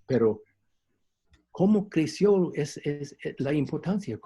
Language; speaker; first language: Spanish; non-native, fluent; English